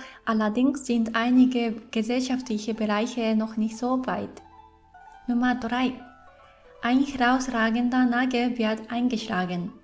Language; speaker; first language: German; non-native, fluent; Japanese